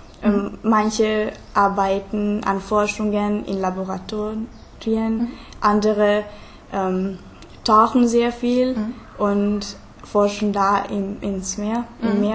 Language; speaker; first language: German; non-native, fluent; Hungarian